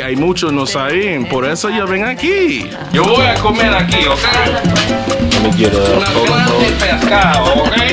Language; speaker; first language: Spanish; non-native, learner; English